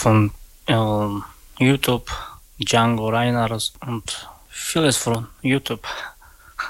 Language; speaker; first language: German; non-native, learner; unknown